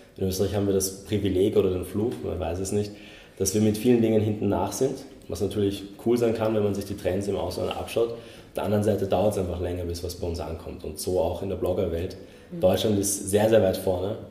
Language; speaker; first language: German; native; German